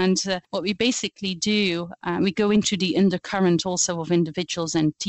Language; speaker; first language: English; non-native, fluent; Dutch